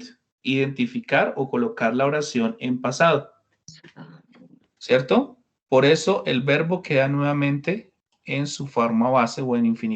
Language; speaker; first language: Spanish; non-native, fluent; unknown